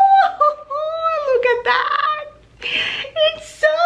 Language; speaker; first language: English; non-native, fluent; Spanish